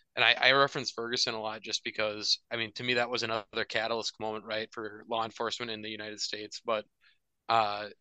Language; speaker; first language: English; native; English